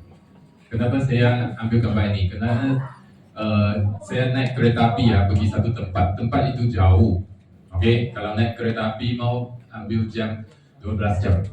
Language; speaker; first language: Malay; non-native, local second language; Chinese